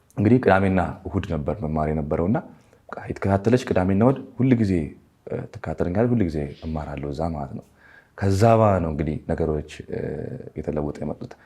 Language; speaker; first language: Amharic; native; Amharic